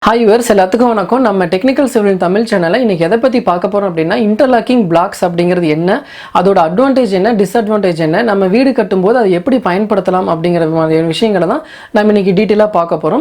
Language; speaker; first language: Tamil; native; Tamil